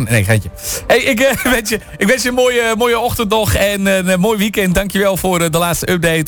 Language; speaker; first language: Dutch; native; Dutch